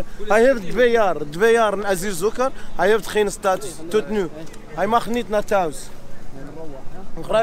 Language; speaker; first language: Dutch; non-native, learner; Arabic